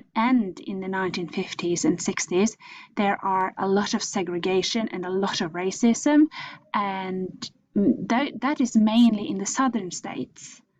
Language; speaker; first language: English; non-native, fluent; Norwegian